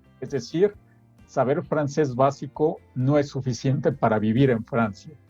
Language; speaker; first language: Spanish; native; Spanish